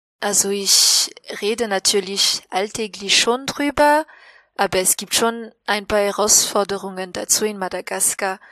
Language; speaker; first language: German; non-native, fluent; Malagasy